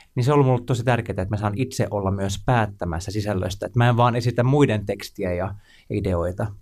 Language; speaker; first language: Finnish; non-native, local second language; Swedish